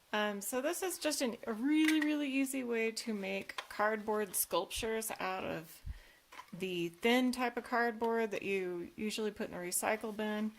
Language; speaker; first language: English; native; English